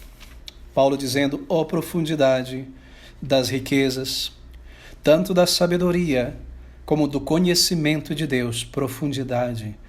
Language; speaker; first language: Portuguese; native; Portuguese